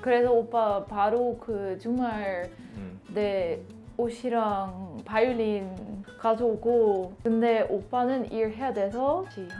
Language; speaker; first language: Korean; non-native, learner; Dutch